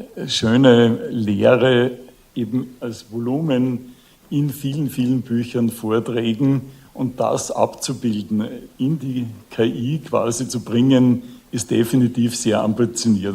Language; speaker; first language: German; native; German